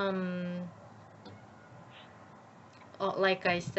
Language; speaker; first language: English; non-native, learner; Korean